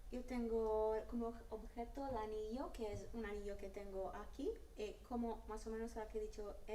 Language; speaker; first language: Spanish; non-native, fluent; Italian